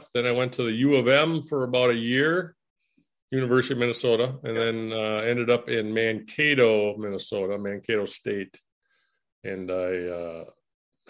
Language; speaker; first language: English; native; English